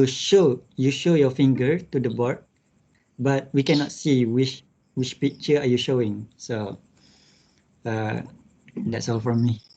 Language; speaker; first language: English; non-native, local second language; Malay